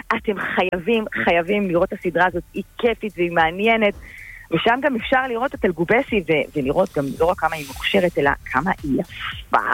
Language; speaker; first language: Hebrew; native; Hebrew